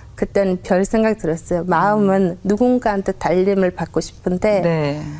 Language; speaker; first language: Korean; non-native, fluent; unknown